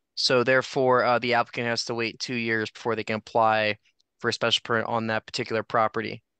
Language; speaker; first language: English; native; English